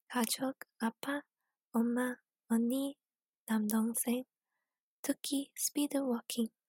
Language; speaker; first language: Korean; non-native, learner; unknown